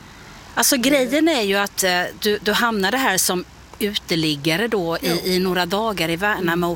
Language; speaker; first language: Swedish; native; Swedish